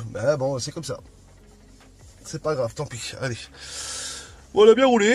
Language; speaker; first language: French; native; French